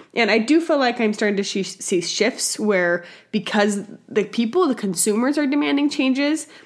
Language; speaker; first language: English; native; English